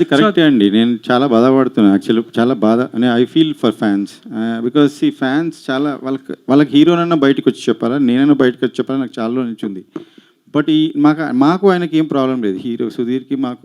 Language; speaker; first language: Telugu; native; Telugu